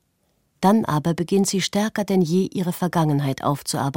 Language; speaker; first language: German; native; German